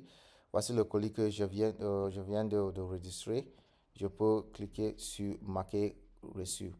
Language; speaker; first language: French; non-native, fluent; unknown